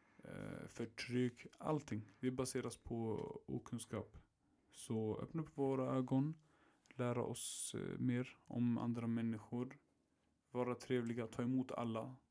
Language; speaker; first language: Swedish; early bilingual, other home language; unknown